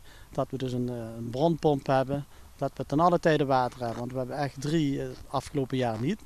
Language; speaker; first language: Dutch; native; Dutch